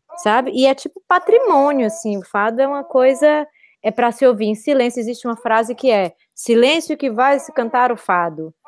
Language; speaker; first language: Portuguese; native; Portuguese